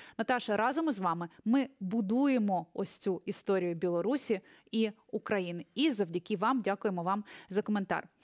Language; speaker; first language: Ukrainian; early bilingual, other home language; Russian